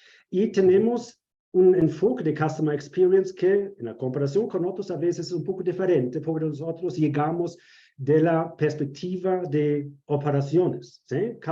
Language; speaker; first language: Spanish; non-native, fluent; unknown